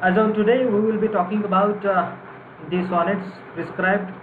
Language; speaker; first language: English; non-native, local second language; Marathi